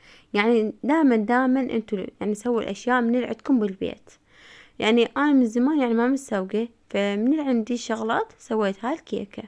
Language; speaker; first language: Arabic; native; Arabic